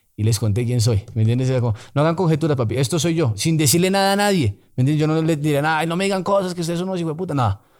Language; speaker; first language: Spanish; native; Spanish